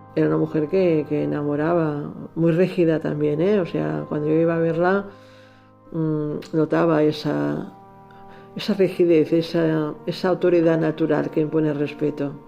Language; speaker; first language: Spanish; native; Spanish